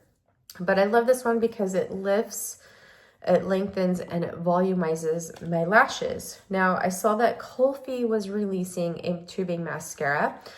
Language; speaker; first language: English; native; English